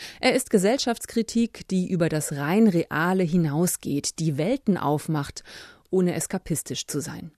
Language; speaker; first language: German; native; German